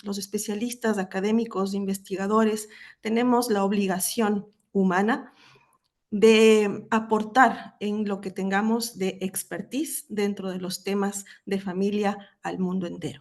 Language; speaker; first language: Spanish; native; Spanish